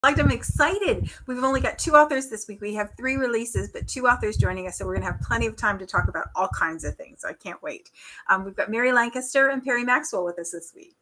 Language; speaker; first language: English; native; English